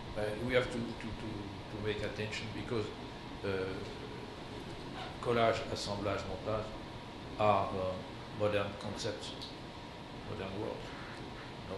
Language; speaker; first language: English; non-native, learner; French